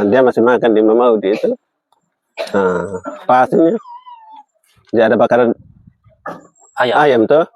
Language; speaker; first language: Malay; non-native, local second language; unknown